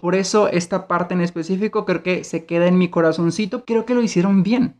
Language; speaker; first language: Spanish; native; Spanish